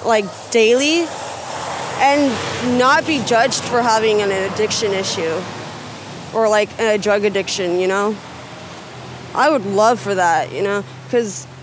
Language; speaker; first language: English; native; English